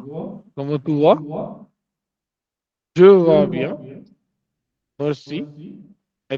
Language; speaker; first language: French; non-native, learner; Hindi